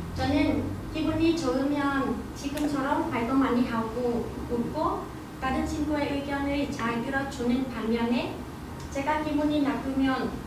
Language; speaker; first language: Korean; non-native, learner; Vietnamese